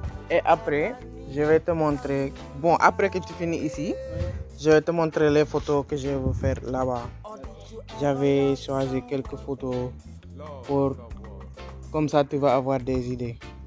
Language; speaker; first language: French; non-native, learner; English